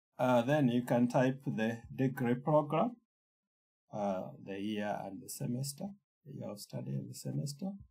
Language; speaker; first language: English; non-native, local second language; Kikuyu